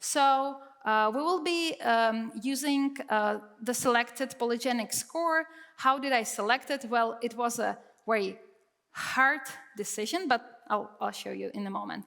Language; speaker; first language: English; non-native, fluent; Czech